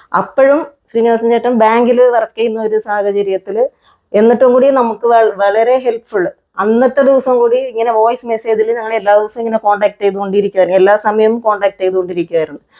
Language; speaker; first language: Malayalam; non-native, local second language; Konkani